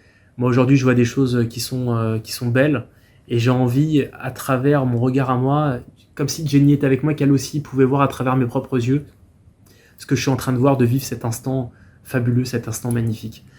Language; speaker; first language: French; native; French